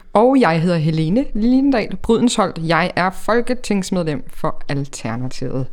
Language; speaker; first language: Danish; native; Danish